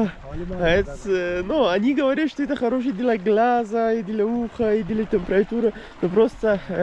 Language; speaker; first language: Russian; non-native, learner; Persian